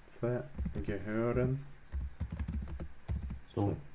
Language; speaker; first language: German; non-native, fluent; Ukrainian